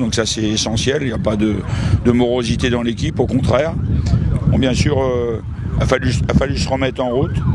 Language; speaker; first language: French; native; French